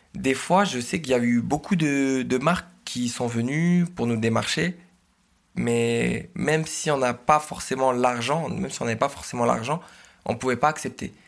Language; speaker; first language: French; native; French